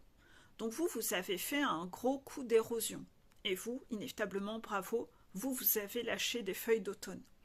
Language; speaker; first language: French; native; French